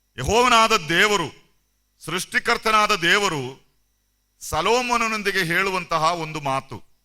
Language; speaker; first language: Kannada; non-native, local second language; Malayalam